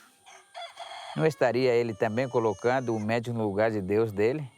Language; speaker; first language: Portuguese; non-native, local second language; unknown